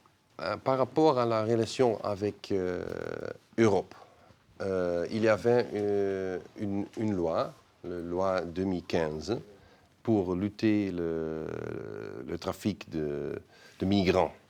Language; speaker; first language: French; non-native, fluent; Dutch